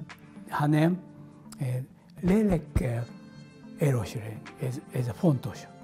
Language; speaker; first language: Hungarian; non-native, learner; Japanese